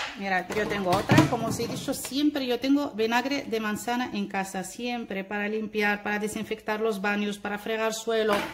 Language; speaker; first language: Spanish; non-native, fluent; Arabic